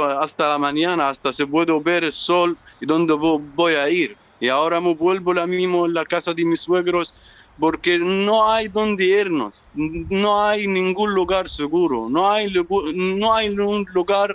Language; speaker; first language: Spanish; non-native, learner; Arabic